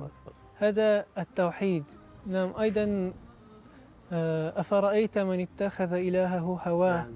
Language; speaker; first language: Arabic; non-native, learner; Italian